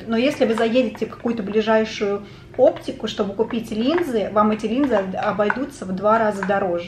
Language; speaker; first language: Russian; native; Russian